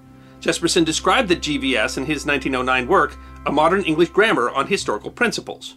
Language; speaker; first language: English; native; English